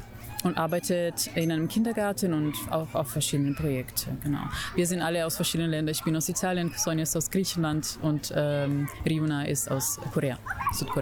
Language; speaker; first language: German; non-native, fluent; Italian